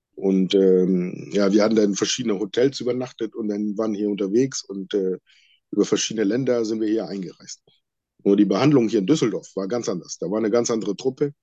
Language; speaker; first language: German; non-native, fluent; Sinhala